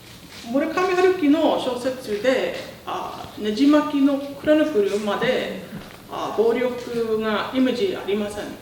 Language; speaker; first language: Japanese; non-native, fluent; English